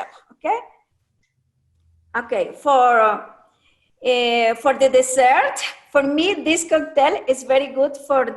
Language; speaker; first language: English; non-native, learner; Spanish